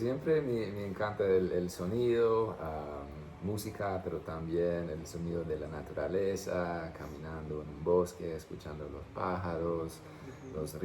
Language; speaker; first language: Spanish; non-native, fluent; English